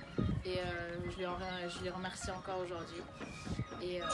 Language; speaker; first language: French; early bilingual, other home language; Italian